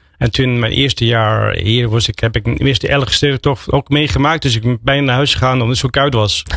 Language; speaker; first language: Dutch; non-native, fluent; English